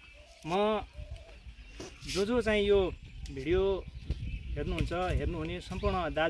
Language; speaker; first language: Nepali; native; Nepali